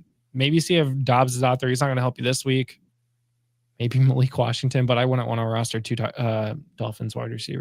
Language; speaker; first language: English; native; English